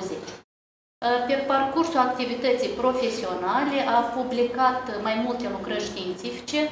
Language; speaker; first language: Romanian; native; Romanian